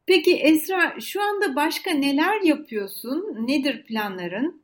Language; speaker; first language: Turkish; native; Turkish